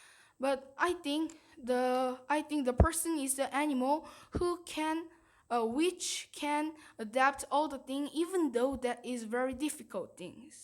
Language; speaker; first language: English; non-native, learner; Korean